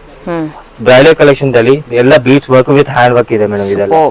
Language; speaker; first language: Kannada; non-native, local second language; Telugu